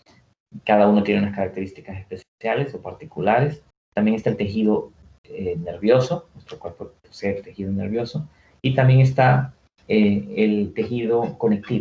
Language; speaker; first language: Spanish; native; Spanish